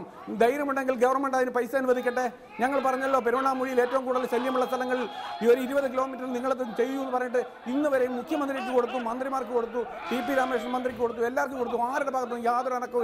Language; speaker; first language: Malayalam; native; Malayalam